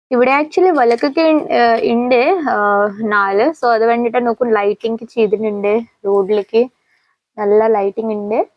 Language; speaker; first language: Malayalam; native; Malayalam